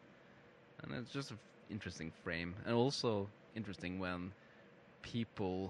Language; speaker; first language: English; non-native, fluent; Norwegian